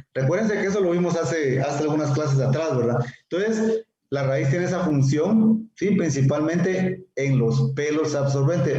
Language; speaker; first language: Spanish; native; Spanish